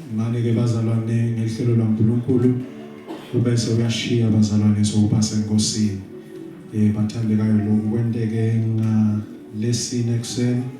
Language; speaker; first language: Zulu; non-native, local second language; Swati